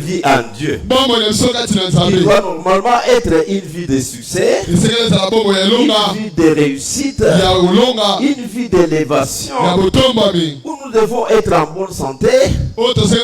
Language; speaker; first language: French; non-native, local second language; Luba-Lulua